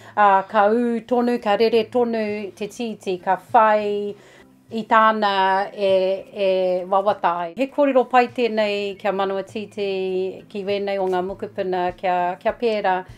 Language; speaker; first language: Māori; non-native, local second language; English